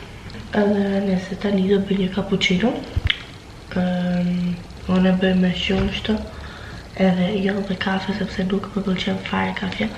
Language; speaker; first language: Albanian; early bilingual, heritage; Albanian